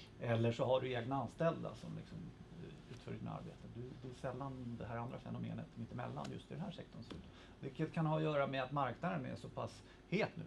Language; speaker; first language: Swedish; native; Swedish